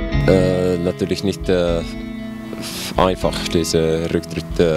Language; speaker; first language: German; non-native, learner; Finnish